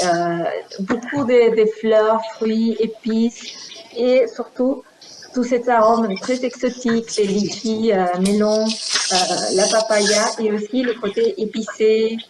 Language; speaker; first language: French; non-native, fluent; Spanish